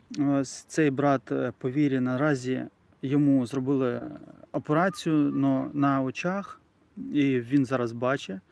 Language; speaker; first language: Ukrainian; non-native, local second language; Russian